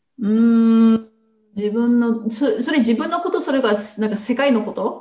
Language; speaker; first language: Japanese; non-native, fluent; English